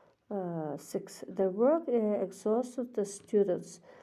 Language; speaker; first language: English; non-native, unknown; Azerbaijani